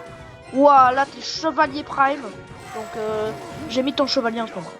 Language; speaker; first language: French; native; French